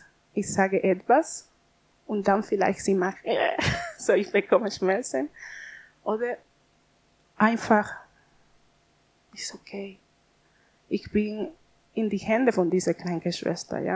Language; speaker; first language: German; non-native, learner; Spanish